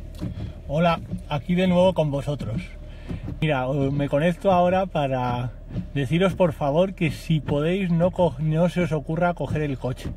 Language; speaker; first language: Spanish; native; Spanish